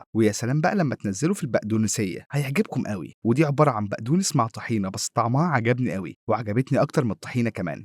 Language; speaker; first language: Arabic; native; Arabic